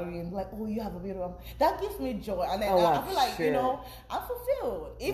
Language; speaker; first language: English; non-native, local second language; Yoruba